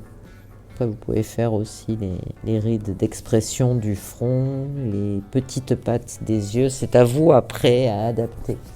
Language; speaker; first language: French; native; French